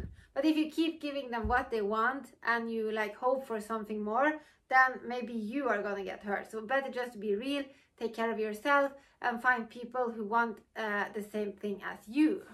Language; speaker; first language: English; non-native, fluent; Norwegian